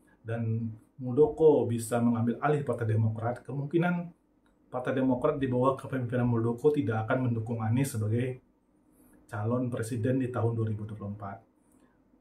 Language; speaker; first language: Indonesian; native; Indonesian